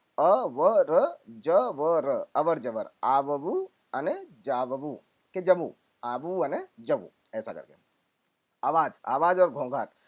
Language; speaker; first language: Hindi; non-native, local second language; Gujarati